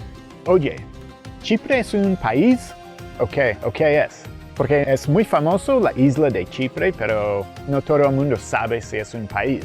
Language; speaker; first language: Spanish; early bilingual, heritage; English